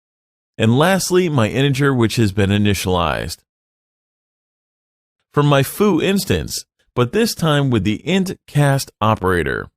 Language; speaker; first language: English; non-native, fluent; French